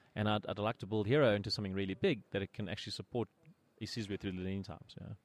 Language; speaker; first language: English; native; English